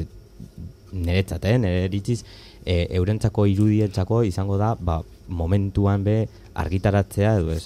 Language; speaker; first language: Basque; native; Basque